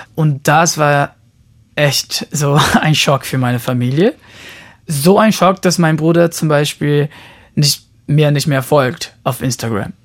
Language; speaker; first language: German; non-native, fluent; Portuguese